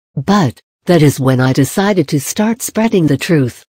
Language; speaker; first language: English; native; English